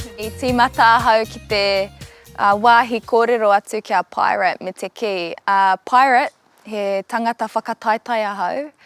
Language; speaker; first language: Māori; non-native, local second language; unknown